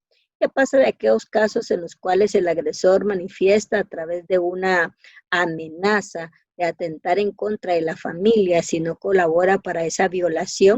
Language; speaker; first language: Spanish; native; Spanish